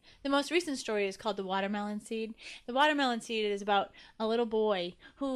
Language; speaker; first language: English; native; English